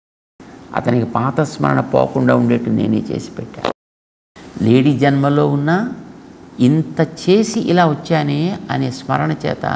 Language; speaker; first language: Telugu; native; Telugu